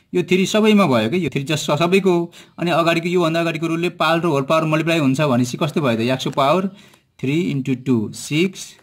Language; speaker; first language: Nepali; native; Nepali